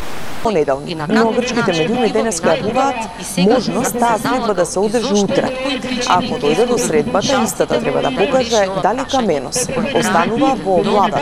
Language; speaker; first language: Macedonian; native; Macedonian